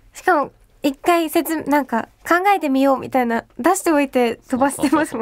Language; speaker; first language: Japanese; native; Japanese